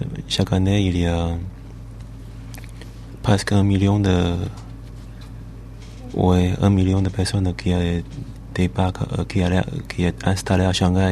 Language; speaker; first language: French; non-native, learner; Chinese